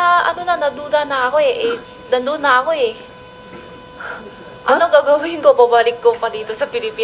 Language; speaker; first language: Filipino; non-native, learner; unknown